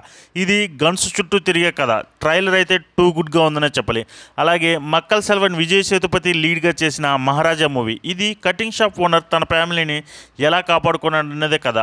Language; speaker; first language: Telugu; native; Telugu